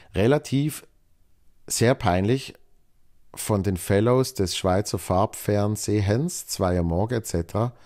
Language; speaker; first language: German; native; German